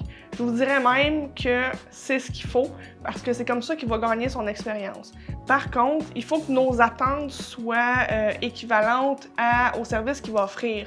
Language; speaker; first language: French; native; French